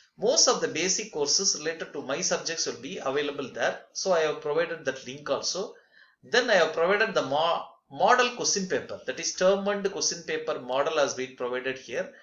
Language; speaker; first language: English; non-native, local second language; Tamil